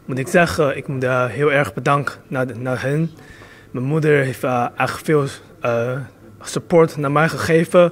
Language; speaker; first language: Dutch; early bilingual, other home language; Chinese